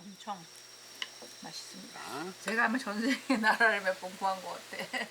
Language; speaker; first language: Korean; native; Korean